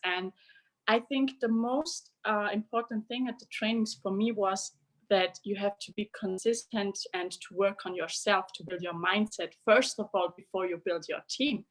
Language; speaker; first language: English; non-native, fluent; German